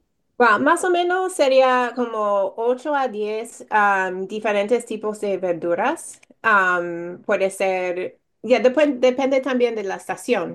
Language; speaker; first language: Spanish; non-native, fluent; English